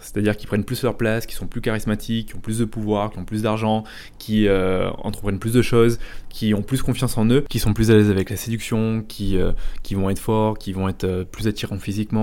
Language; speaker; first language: French; native; French